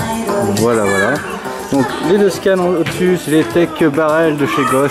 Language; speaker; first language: French; native; French